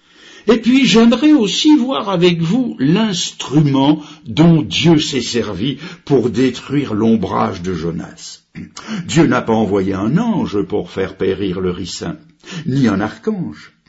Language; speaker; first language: French; native; French